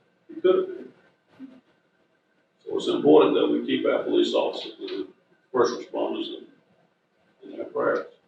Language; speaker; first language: English; native; English